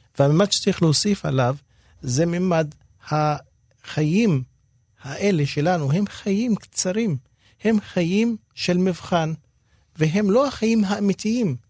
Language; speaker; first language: Hebrew; non-native, local second language; Arabic